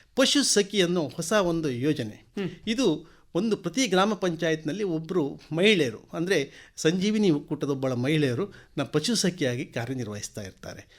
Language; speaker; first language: Kannada; native; Kannada